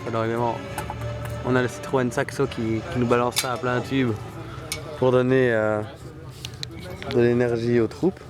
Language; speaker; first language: French; native; French